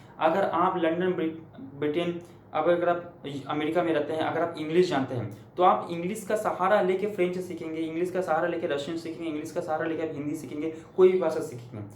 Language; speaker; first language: Hindi; native; Hindi